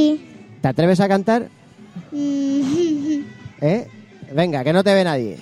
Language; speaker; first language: Spanish; native; Spanish